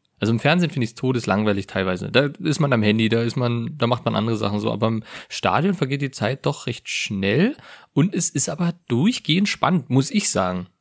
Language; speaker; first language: German; native; German